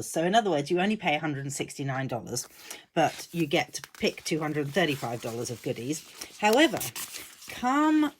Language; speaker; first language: English; native; English